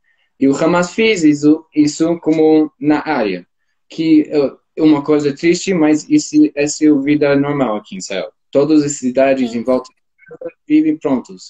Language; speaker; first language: Portuguese; non-native, fluent; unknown